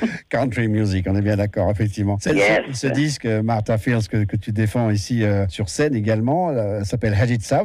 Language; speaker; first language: French; native; French